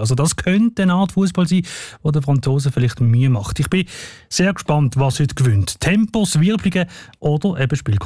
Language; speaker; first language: German; native; German